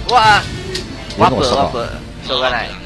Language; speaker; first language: Japanese; non-native, learner; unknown